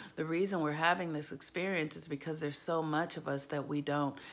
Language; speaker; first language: English; native; English